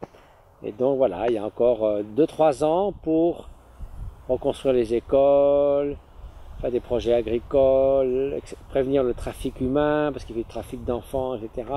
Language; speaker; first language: French; native; French